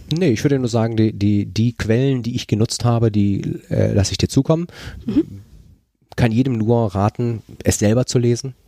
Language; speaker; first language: German; non-native, fluent; Spanish